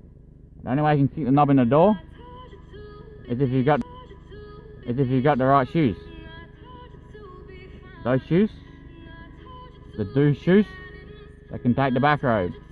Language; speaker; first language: English; native; English